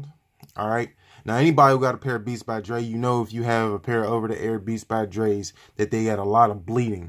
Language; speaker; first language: English; native; English